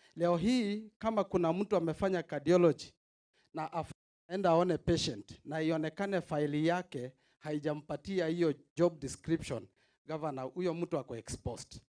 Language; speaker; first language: Swahili; non-native, local second language; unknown